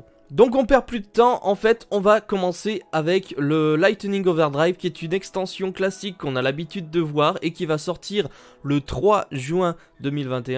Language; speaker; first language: French; native; French